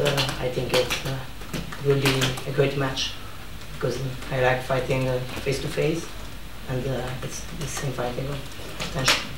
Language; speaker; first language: English; non-native, learner; Italian